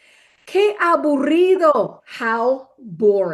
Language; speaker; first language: Spanish; non-native, fluent; English